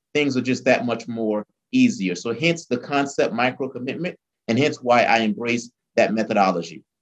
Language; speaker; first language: English; early bilingual, other home language; Haitian Creole